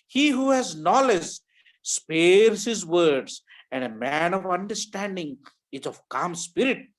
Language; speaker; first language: English; non-native, local second language; Hindi